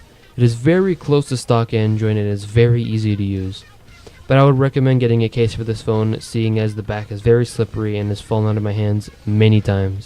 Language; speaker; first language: English; native; English